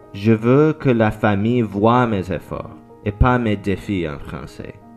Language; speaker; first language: French; non-native, learner; English